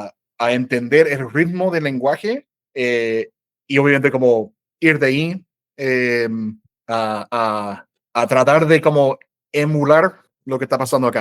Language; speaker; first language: Spanish; non-native, fluent; English